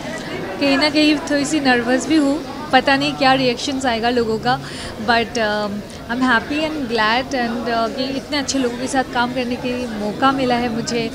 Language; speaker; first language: Hindi; native; Hindi